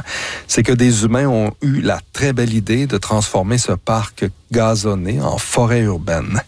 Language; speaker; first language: French; native; French